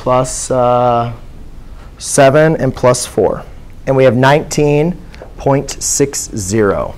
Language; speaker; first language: English; native; English